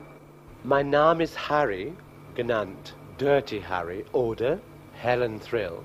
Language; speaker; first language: German; non-native, fluent; English